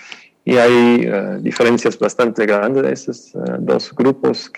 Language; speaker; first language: Spanish; non-native, fluent; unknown